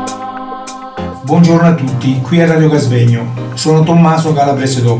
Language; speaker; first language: Italian; native; Italian